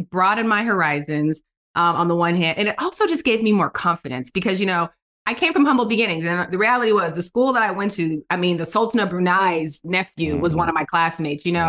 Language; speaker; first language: English; native; English